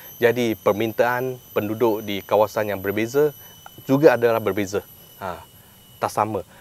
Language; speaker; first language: Malay; non-native, local second language; Chinese